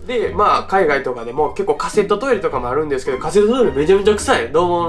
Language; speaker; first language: Japanese; native; Japanese